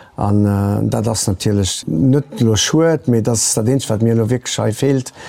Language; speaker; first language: Luxembourgish; early bilingual, other home language; Portuguese